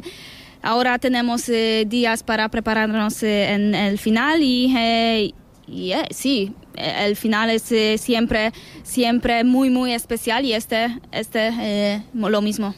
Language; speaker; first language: Spanish; non-native, learner; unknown